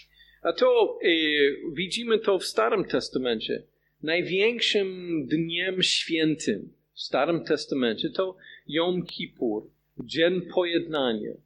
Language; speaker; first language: Polish; non-native, fluent; English